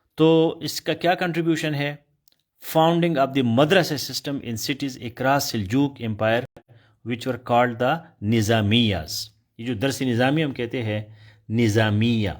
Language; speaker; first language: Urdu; non-native, local second language; Pashto